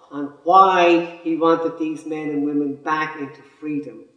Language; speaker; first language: English; native; English